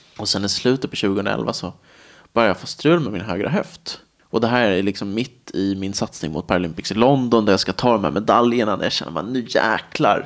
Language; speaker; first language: Swedish; native; Swedish